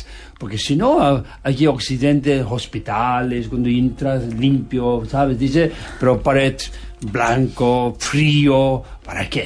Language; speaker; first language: Spanish; non-native, fluent; Tibetan